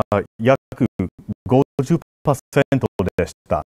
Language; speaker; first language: Japanese; non-native, fluent; English